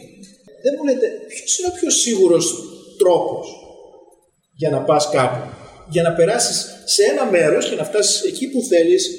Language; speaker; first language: Greek; native; Greek